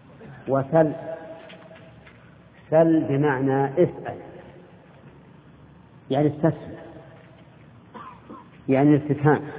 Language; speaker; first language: Arabic; native; Arabic